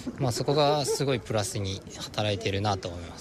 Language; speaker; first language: Japanese; native; Japanese